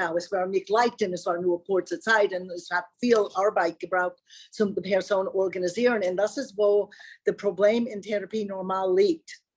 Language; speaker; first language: German; non-native, learner; English